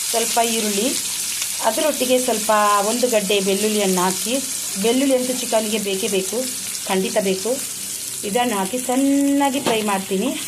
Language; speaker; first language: Kannada; non-native, local second language; Tulu